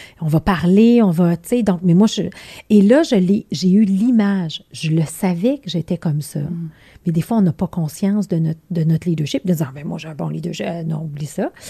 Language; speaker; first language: French; native; French